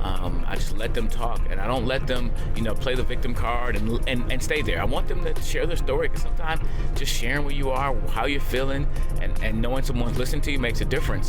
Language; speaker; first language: English; native; English